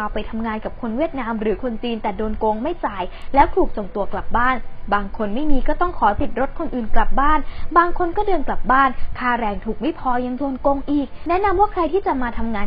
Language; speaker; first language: Thai; native; Thai